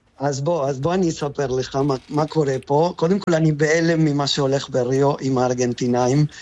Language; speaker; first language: Hebrew; early bilingual, other home language; Spanish